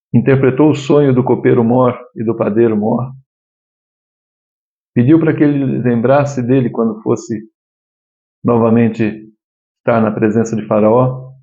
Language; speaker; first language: Portuguese; native; Portuguese